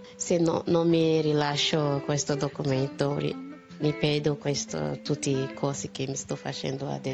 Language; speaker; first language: Italian; non-native, learner; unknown